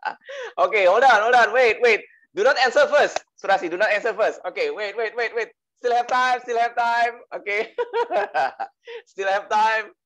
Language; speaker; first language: English; non-native, learner; Indonesian